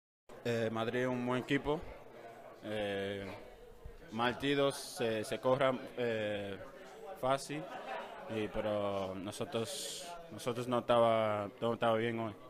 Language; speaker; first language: Spanish; non-native, learner; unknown